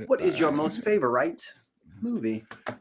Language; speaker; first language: English; native; English